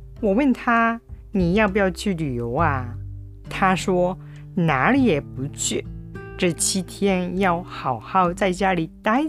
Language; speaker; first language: Chinese; non-native, fluent; Japanese